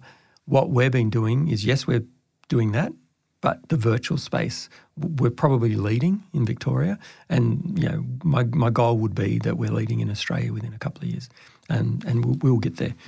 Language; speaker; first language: English; native; English